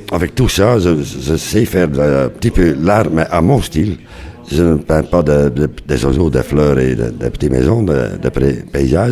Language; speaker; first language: French; non-native, local second language; Dutch